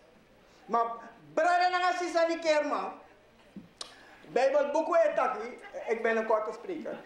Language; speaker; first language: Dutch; non-native, local second language; Sranan Tongo